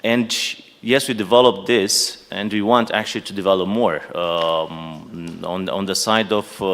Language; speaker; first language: English; non-native, fluent; Romanian